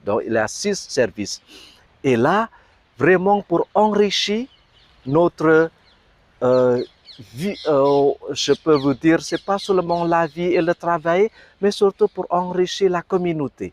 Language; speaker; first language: French; non-native, fluent; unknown